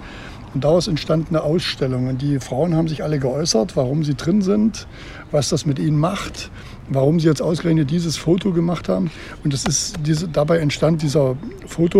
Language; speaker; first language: German; native; German